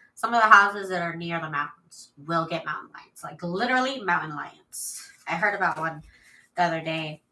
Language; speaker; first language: English; native; English